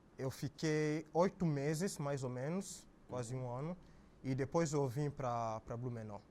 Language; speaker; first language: Portuguese; non-native, fluent; Lingala